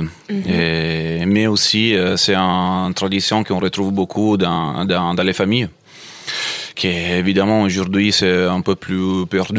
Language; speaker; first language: French; non-native, fluent; Italian